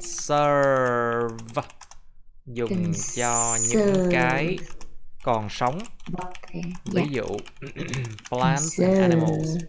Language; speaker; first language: Vietnamese; native; Vietnamese